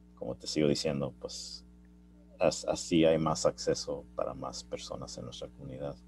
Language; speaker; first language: Spanish; early bilingual, heritage; Spanish